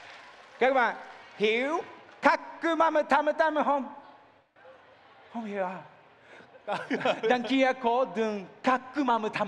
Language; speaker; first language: Vietnamese; non-native, learner; Japanese